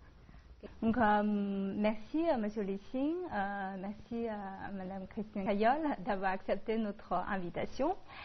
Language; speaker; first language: French; non-native, fluent; Chinese